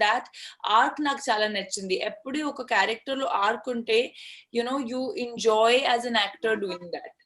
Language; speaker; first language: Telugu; non-native, learner; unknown